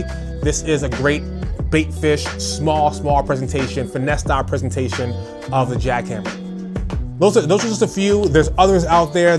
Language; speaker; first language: English; native; English